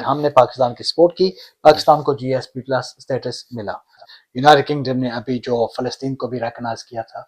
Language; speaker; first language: Urdu; early bilingual, heritage; Urdu